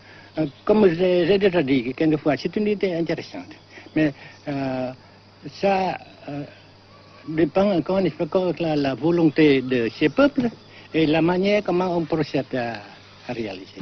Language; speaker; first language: French; non-native, fluent; Vietnamese